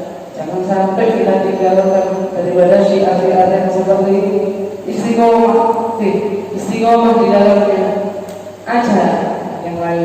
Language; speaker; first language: Indonesian; native; Indonesian